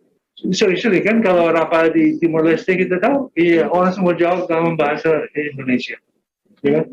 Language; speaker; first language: Indonesian; non-native, fluent; English